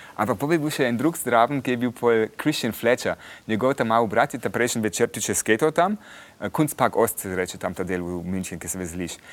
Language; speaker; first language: Slovenian; early bilingual, heritage; Slovenian